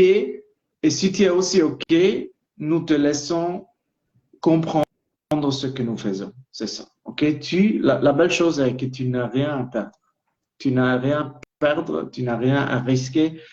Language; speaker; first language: French; non-native, local second language; Italian